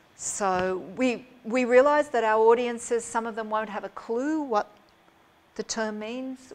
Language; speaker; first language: English; native; English